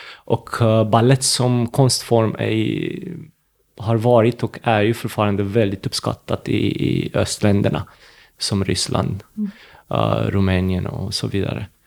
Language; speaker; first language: Swedish; non-native, fluent; Romanian